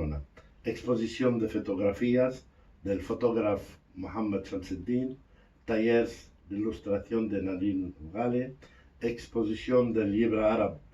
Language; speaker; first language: Catalan; non-native, fluent; Arabic